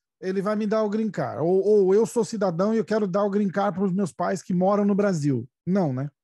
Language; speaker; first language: Portuguese; native; Portuguese